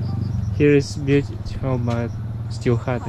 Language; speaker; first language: English; non-native, learner; Russian